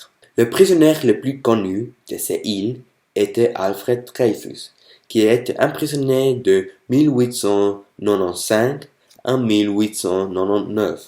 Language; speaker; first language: French; non-native, learner; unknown